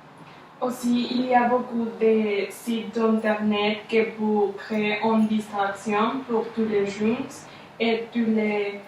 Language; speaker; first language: French; non-native, learner; Spanish